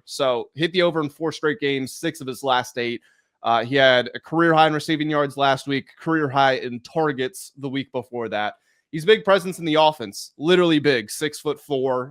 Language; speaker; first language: English; native; English